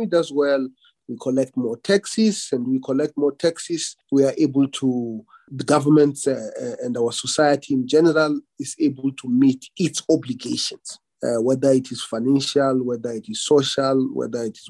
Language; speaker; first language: English; non-native, local second language; Venda